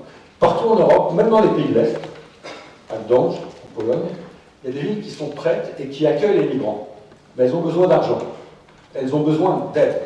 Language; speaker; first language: French; native; French